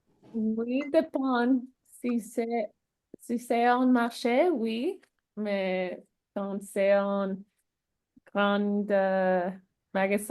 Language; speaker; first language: French; non-native, learner; English